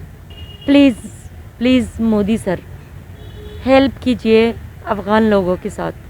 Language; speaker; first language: Hindi; non-native, fluent; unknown